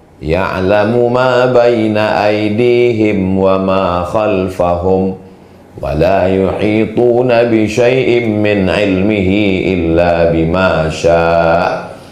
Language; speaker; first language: Malay; native; Malay